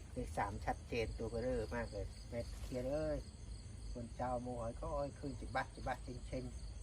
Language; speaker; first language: Thai; non-native, local second language; Northern Khmer